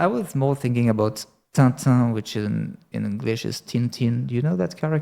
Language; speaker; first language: English; non-native, fluent; French